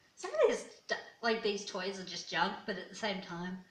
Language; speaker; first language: English; native; English